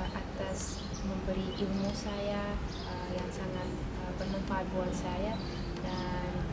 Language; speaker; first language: Indonesian; non-native, fluent; Russian